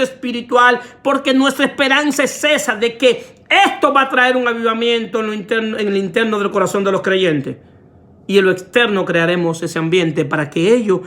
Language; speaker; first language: Spanish; native; Spanish